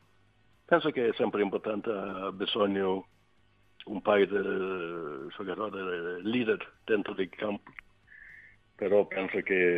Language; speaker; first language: Italian; non-native, learner; Swedish